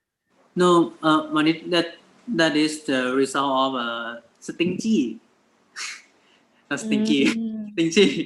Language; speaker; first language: English; non-native, learner; Thai